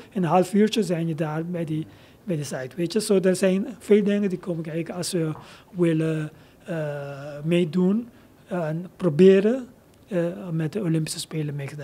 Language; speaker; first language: Dutch; non-native, local second language; Papiamento